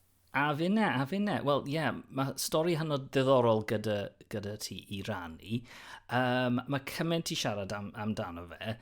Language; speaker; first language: Welsh; non-native, local second language; English